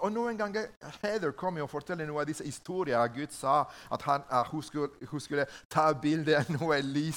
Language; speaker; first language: Norwegian; non-native, learner; Spanish